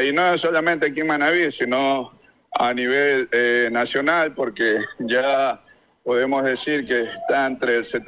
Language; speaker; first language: Spanish; native; Spanish